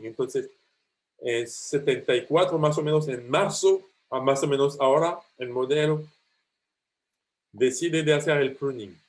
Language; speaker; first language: Spanish; non-native, fluent; French